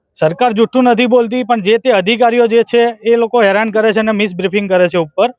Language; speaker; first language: Gujarati; native; Gujarati